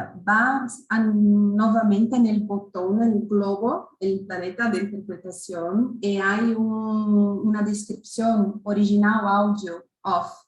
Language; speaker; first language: Spanish; non-native, fluent; Portuguese